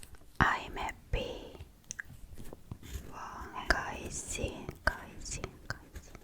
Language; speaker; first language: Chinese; non-native, learner; Korean